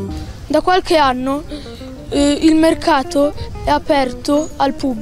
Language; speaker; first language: Italian; native; Italian